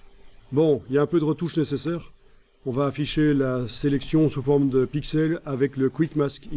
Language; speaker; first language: French; native; French